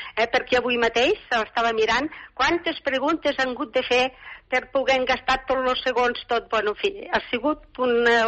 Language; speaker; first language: Catalan; native; Catalan